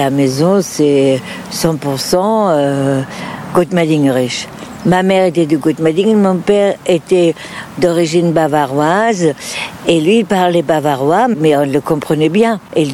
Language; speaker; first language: French; non-native, fluent; German